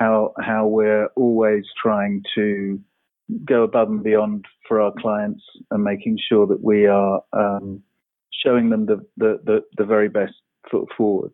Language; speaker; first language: English; native; English